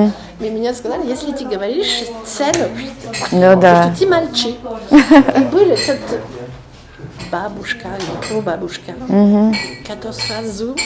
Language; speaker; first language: Russian; non-native, learner; French